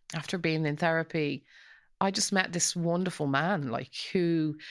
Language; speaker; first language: English; native; English